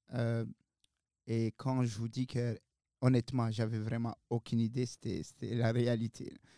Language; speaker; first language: French; non-native, local second language; Arabic